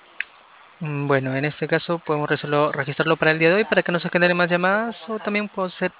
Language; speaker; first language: Spanish; native; Spanish